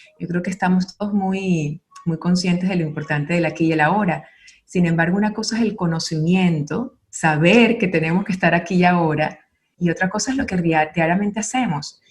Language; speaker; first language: Spanish; native; Spanish